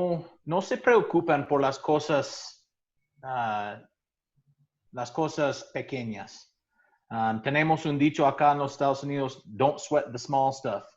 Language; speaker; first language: Spanish; non-native, fluent; English